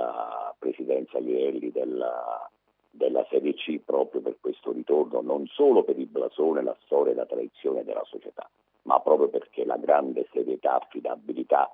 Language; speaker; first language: Italian; native; Italian